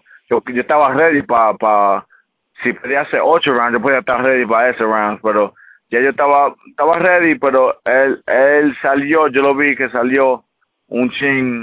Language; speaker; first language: Spanish; early bilingual, heritage; English